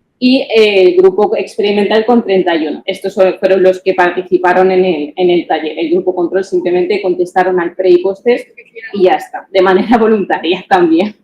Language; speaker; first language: Spanish; native; Spanish